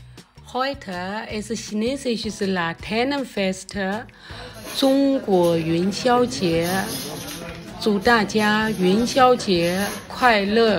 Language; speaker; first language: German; non-native, learner; Chinese